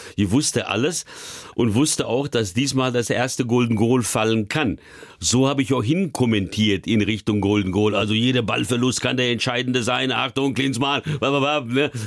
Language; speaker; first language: German; early bilingual, other home language; Hungarian